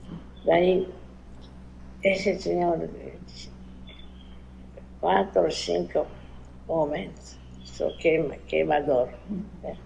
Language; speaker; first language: Portuguese; non-native, learner; Japanese